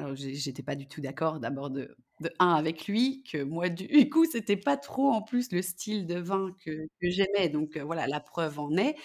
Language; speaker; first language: French; native; French